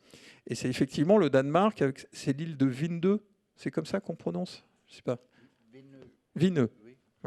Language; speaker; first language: French; native; French